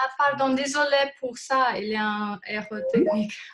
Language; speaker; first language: French; non-native, fluent; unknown